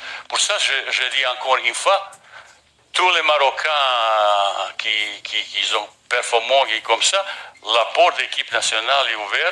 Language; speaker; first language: French; non-native, fluent; Bosnian